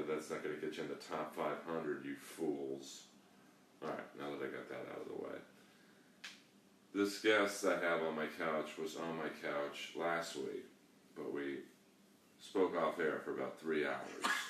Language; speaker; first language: English; native; English